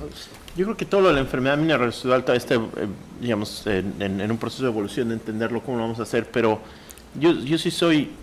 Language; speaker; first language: Spanish; native; Spanish